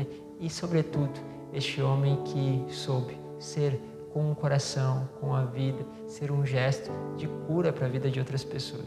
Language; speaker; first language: Portuguese; native; Portuguese